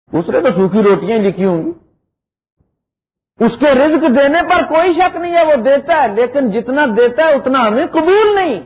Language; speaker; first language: Urdu; non-native, local second language; Punjabi